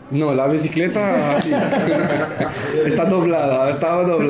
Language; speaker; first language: Spanish; non-native, fluent; Arabic